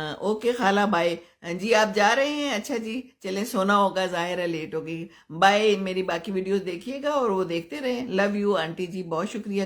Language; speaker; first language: Urdu; non-native, local second language; Punjabi